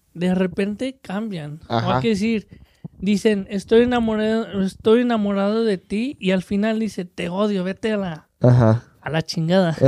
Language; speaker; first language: Spanish; native; Spanish